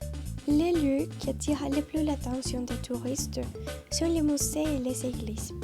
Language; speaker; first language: French; non-native, learner; Spanish